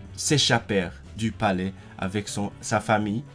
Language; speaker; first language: French; non-native, fluent; Cantonese